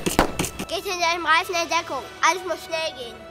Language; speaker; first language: German; native; German